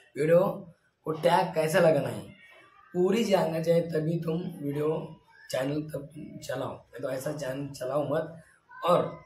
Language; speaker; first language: Hindi; non-native, local second language; Marathi